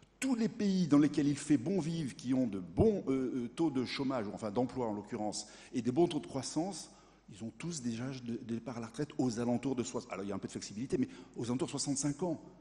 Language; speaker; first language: French; native; French